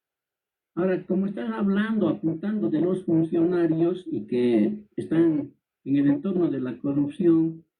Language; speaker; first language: Spanish; native; Spanish